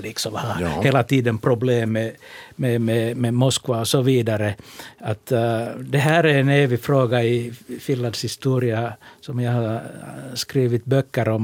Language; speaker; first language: Swedish; non-native, local second language; Finnish